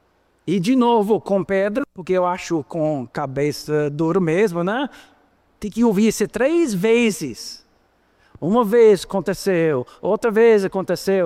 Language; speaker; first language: Portuguese; non-native, fluent; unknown